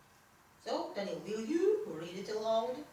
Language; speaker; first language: English; non-native, fluent; Russian